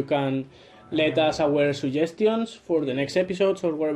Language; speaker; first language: English; non-native, learner; Spanish